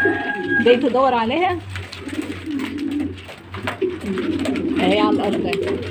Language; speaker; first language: Arabic; native; Arabic